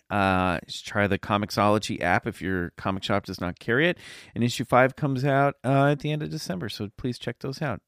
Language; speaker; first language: English; native; English